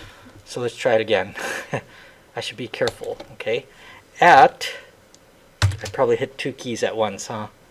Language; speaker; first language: English; native; English